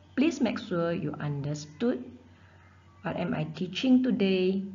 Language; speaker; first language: English; non-native, local second language; Malay